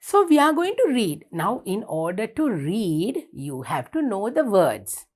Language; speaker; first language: English; non-native, local second language; Sinhala